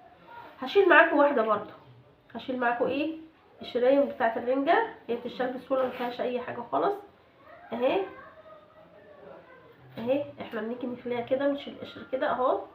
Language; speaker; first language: Arabic; native; Arabic